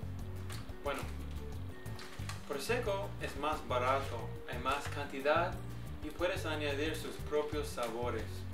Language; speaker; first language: Spanish; early bilingual, heritage; English